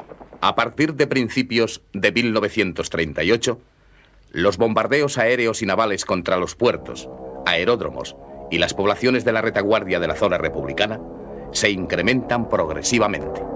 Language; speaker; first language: Spanish; native; Spanish